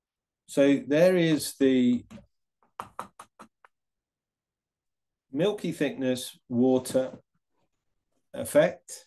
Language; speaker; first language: English; native; English